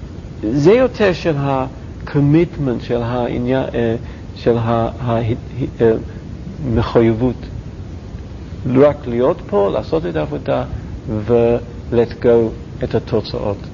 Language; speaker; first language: Hebrew; non-native, learner; English